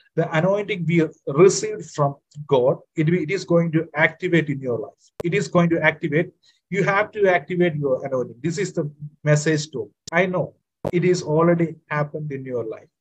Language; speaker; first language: English; non-native, local second language; Malayalam